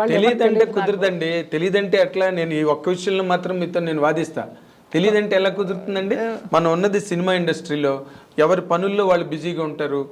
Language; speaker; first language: Telugu; native; Telugu